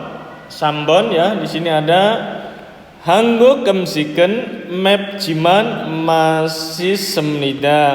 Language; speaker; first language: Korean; non-native, learner; Indonesian